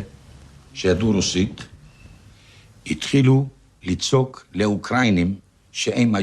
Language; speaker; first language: Hebrew; non-native, fluent; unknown